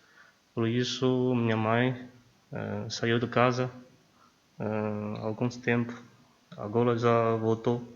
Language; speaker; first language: Portuguese; non-native, learner; Chinese